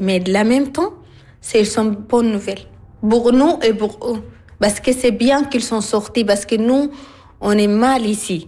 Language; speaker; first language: French; non-native, learner; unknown